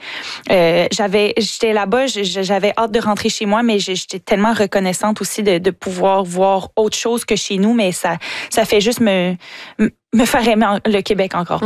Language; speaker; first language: French; native; French